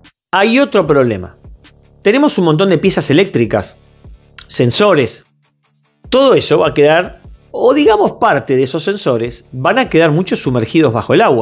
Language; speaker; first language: Spanish; native; Spanish